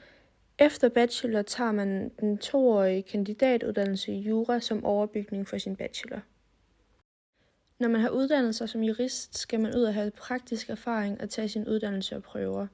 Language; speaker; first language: Danish; native; Danish